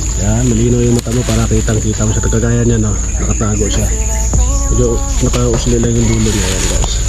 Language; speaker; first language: Filipino; non-native, local second language; Cebuano